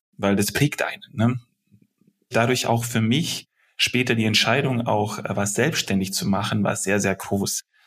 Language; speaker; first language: German; early bilingual, other home language; Serbian